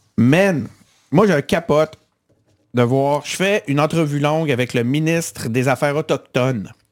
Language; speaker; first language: French; native; French